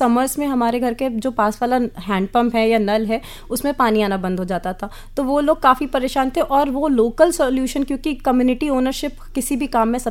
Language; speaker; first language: Hindi; native; Hindi